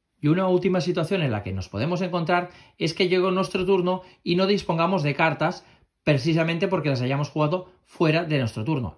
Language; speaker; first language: Spanish; native; Spanish